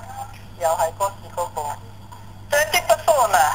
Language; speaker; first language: Dutch; non-native, learner; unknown